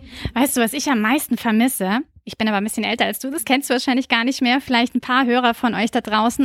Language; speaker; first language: German; native; German